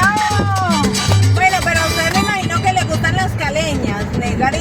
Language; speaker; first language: Spanish; native; Spanish